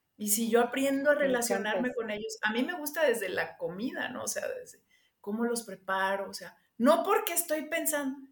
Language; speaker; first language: Spanish; non-native, local second language; English